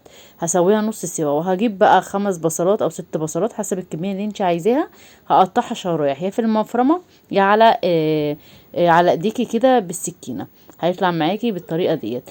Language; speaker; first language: Arabic; native; Arabic